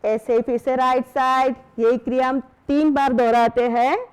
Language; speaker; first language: Hindi; non-native, local second language; Gujarati